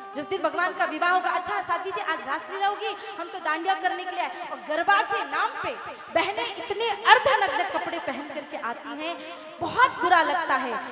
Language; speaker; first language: Hindi; native; Hindi